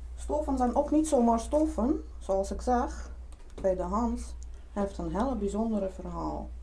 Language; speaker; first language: Dutch; non-native, fluent; Lithuanian